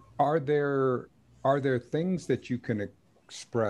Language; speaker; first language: English; non-native, fluent; Spanish